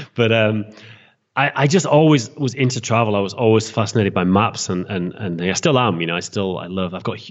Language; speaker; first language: English; native; English